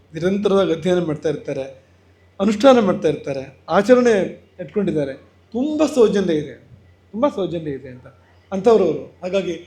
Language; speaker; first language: Kannada; native; Kannada